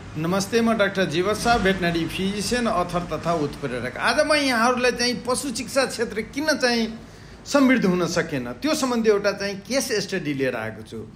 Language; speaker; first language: Nepali; non-native, local second language; Maithili